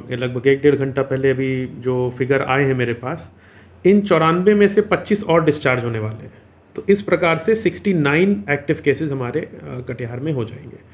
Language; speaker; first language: Hindi; native; Hindi